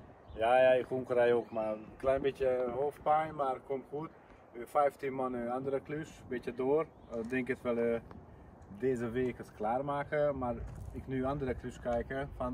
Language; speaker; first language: Dutch; non-native, learner; Hungarian